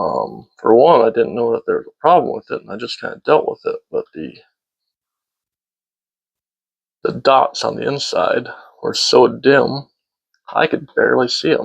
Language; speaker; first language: English; native; English